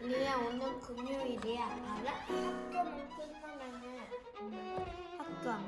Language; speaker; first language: Korean; early bilingual, heritage; Korean